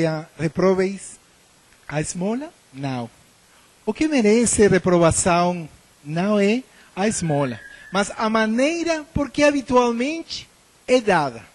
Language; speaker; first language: Portuguese; non-native, learner; Spanish